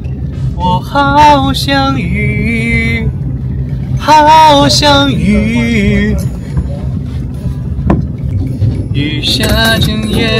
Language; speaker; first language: Chinese; native; Chinese